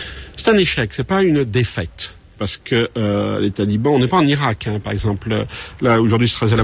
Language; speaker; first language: French; native; French